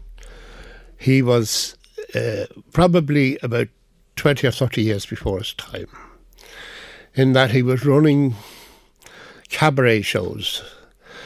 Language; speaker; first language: English; native; English